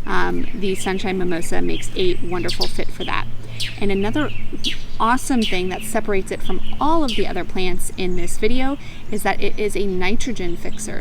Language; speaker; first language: English; native; English